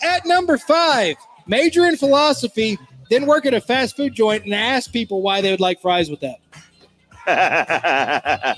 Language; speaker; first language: English; native; English